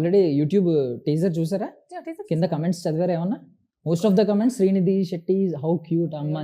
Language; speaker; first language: Telugu; native; Telugu